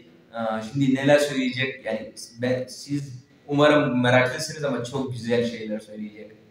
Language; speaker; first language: Turkish; non-native, fluent; Urdu